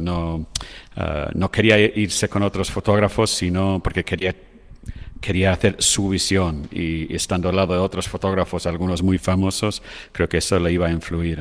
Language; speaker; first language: Spanish; non-native, fluent; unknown